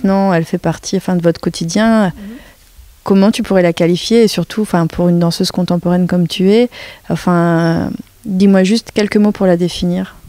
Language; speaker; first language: French; native; French